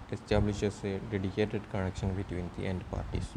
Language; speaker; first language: English; non-native, local second language; Malayalam